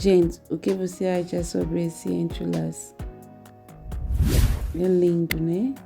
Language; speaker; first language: Portuguese; non-native, learner; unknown